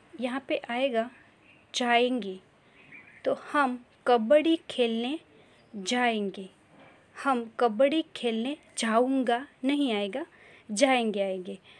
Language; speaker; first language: Hindi; non-native, local second language; Gujarati